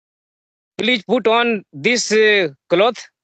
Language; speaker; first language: English; non-native, learner; Hindi